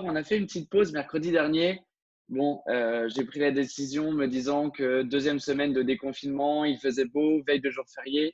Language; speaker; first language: French; native; French